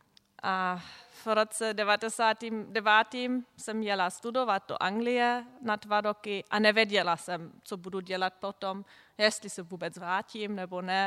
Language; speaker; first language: Czech; non-native, fluent; German